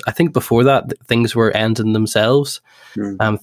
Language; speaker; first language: English; native; English